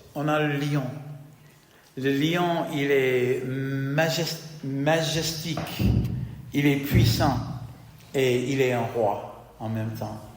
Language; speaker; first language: French; non-native, fluent; English